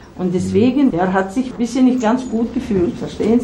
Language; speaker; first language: German; non-native, learner; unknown